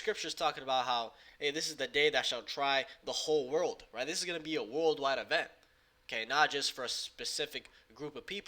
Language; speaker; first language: English; native; English